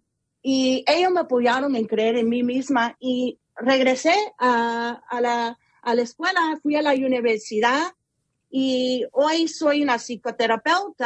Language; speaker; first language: Spanish; early bilingual, heritage; Spanish